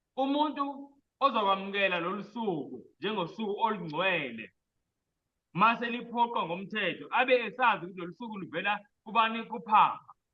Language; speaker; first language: Zulu; native; Zulu